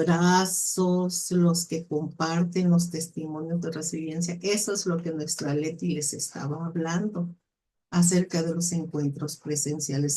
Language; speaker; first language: Spanish; native; Spanish